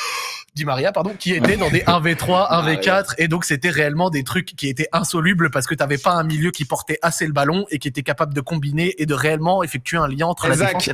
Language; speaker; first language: French; native; French